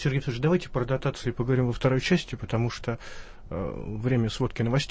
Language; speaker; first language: Russian; native; Russian